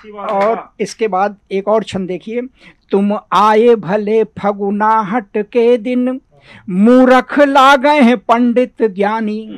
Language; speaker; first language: Hindi; native; Hindi